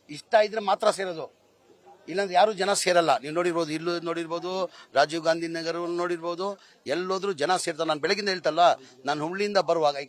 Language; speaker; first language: Kannada; non-native, local second language; Urdu